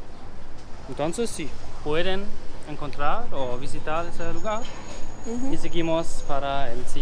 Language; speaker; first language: Spanish; non-native, learner; German